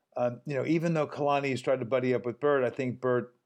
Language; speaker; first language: English; native; English